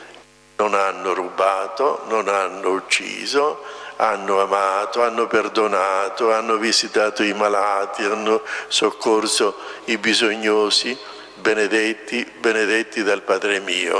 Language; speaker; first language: Italian; native; Italian